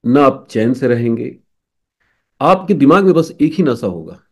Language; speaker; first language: Hindi; native; Hindi